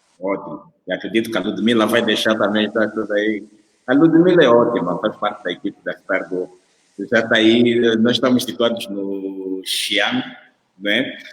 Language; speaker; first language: Portuguese; native; Portuguese